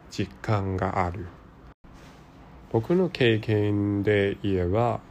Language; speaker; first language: Japanese; non-native, learner; Cantonese